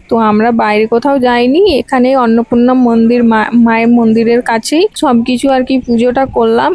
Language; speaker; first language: Bangla; native; Bangla